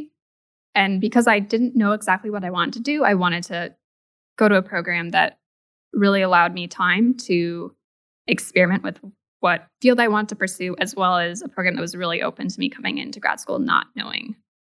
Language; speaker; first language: English; native; English